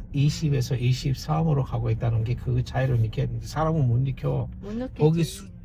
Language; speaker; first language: Korean; non-native, fluent; Persian